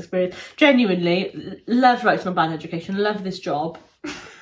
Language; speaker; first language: English; native; English